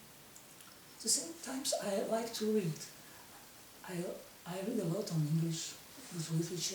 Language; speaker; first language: English; non-native, learner; Russian